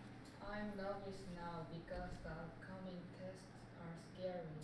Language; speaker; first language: English; non-native, learner; Korean